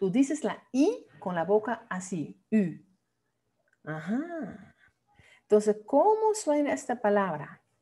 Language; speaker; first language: Spanish; non-native, fluent; Dutch